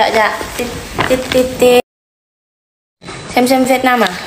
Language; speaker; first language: Vietnamese; non-native, learner; Indonesian